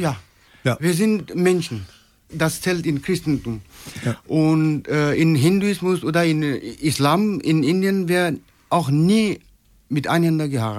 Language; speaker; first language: German; non-native, learner; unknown